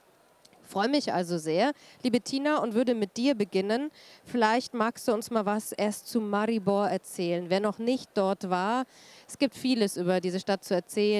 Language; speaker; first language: German; native; German